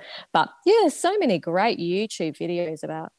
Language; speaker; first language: English; native; English